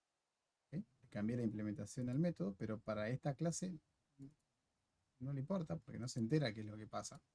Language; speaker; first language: Spanish; native; Spanish